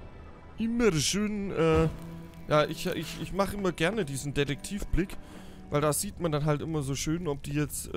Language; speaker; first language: German; native; German